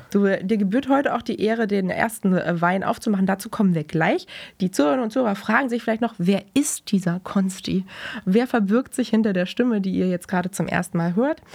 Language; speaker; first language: German; native; German